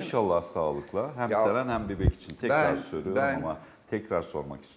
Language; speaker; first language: Turkish; native; Turkish